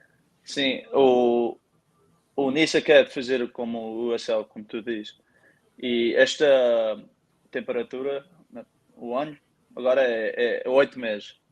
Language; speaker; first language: Portuguese; early bilingual, heritage; Portuguese